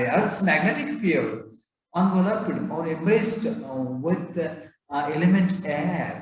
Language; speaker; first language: English; non-native, local second language; Kannada